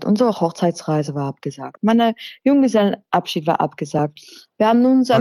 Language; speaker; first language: German; non-native, fluent; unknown